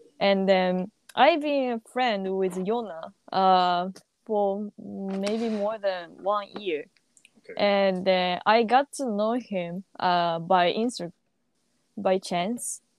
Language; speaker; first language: English; non-native, learner; Japanese